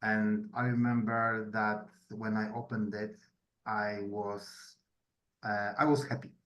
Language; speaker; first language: English; non-native, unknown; Polish